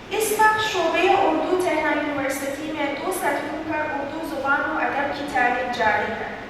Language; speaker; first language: Urdu; non-native, fluent; Persian